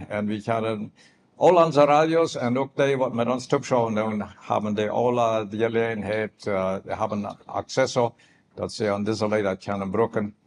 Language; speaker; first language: German; non-native, learner; Plautdietsch